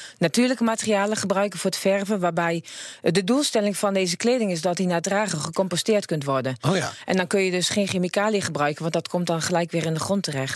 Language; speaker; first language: Dutch; native; Dutch